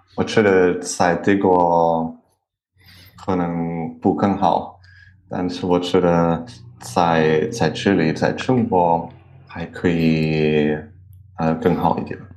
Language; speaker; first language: Chinese; non-native, learner; German